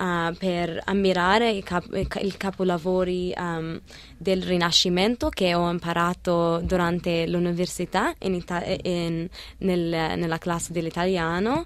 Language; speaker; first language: Italian; non-native, learner; Arabic